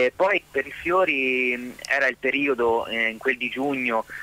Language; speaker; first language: Italian; native; Italian